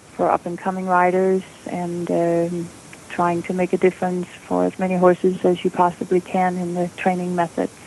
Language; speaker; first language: English; non-native, fluent; Danish